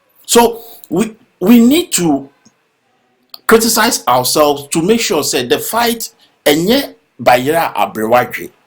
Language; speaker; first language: English; non-native, local second language; Akan